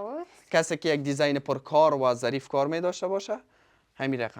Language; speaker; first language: Persian; native; Persian